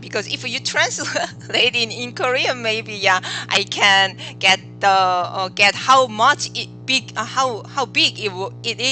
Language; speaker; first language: English; non-native, learner; Korean